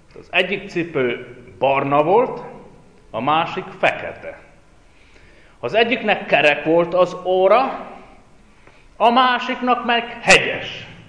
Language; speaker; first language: Hungarian; native; Hungarian